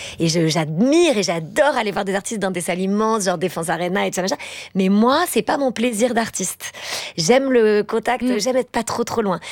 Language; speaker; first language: French; native; French